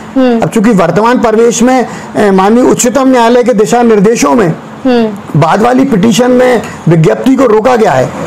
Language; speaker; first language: Hindi; native; Hindi